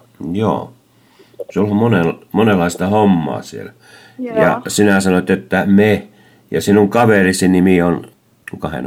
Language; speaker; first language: Finnish; native; Finnish